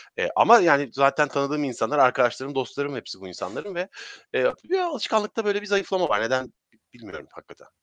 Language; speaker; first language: Turkish; native; Turkish